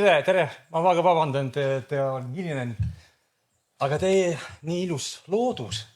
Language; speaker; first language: Estonian; non-native, fluent; Russian